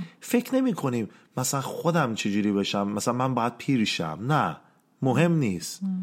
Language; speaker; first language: Persian; early bilingual, heritage; Persian